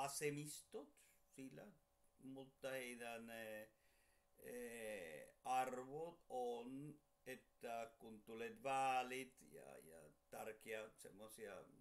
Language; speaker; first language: Finnish; non-native, fluent; Spanish